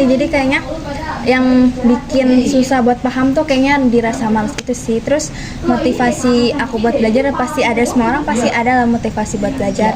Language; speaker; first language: Indonesian; native; Indonesian